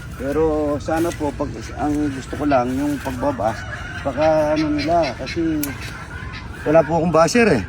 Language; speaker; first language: Filipino; native; Filipino